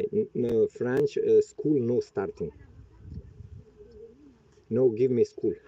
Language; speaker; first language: English; non-native, learner; Bashkir